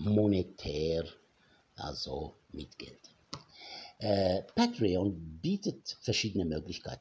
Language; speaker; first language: German; non-native, fluent; Arabic